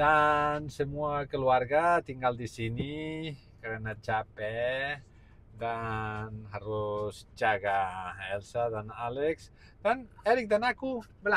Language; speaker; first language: Indonesian; non-native, learner; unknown